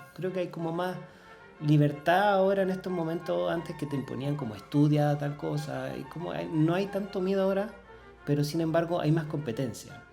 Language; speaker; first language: Spanish; native; Spanish